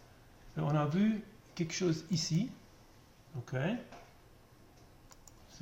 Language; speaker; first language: French; non-native, learner; German